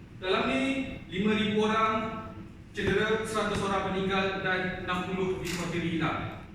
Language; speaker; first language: Malay; native; Malay